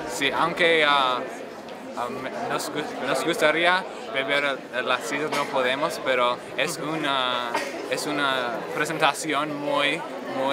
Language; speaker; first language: Spanish; non-native, learner; English